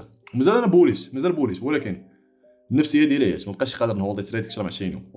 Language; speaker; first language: Arabic; native; Arabic